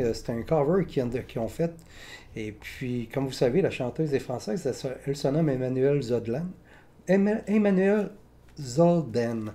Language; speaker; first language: French; native; French